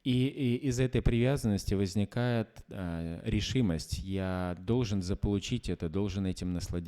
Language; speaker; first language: Russian; native; Russian